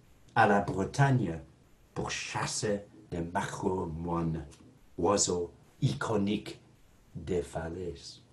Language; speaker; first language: French; non-native, fluent; English